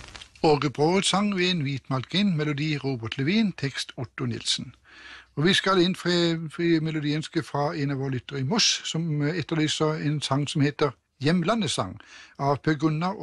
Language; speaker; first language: Norwegian; native; Norwegian